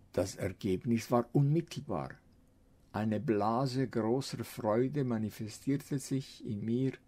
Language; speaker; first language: German; non-native, fluent; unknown